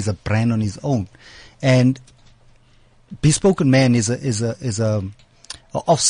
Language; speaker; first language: English; native; English